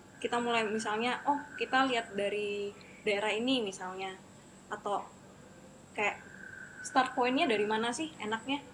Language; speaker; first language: Indonesian; native; Indonesian